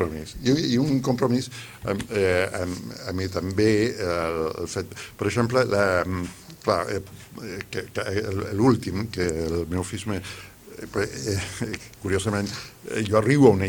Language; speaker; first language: Catalan; non-native, fluent; Spanish